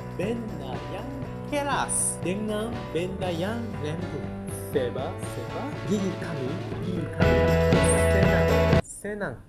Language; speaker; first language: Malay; non-native, learner; Japanese